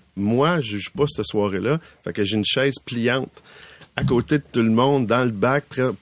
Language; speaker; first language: French; native; French